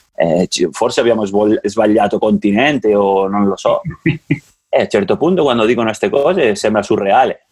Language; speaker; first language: Italian; non-native, fluent; Catalan